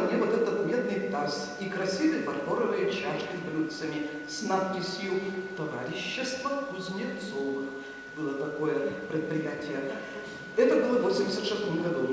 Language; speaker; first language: Russian; native; Russian